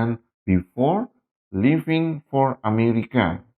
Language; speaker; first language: English; non-native, fluent; Indonesian